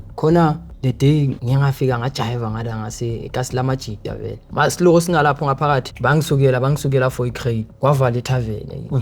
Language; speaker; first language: Zulu; native; Zulu